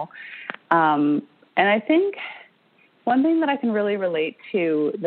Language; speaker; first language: English; native; English